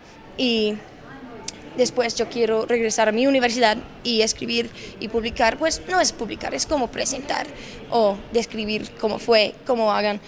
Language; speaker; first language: Spanish; non-native, learner; English